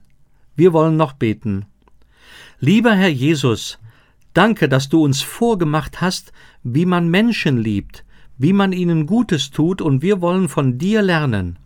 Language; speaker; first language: German; native; German